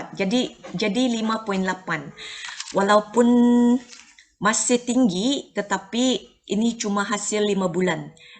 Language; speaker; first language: Malay; non-native, local second language; Chinese